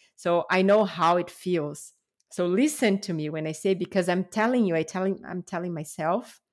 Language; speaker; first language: English; non-native, fluent; Portuguese